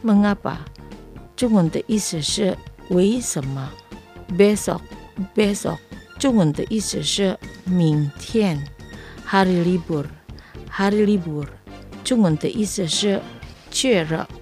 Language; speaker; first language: Chinese; early bilingual, heritage; Chinese